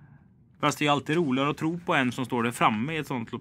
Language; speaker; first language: Swedish; native; Swedish